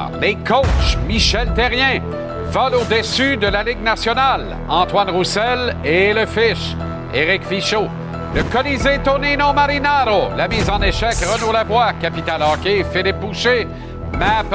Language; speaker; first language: French; native; French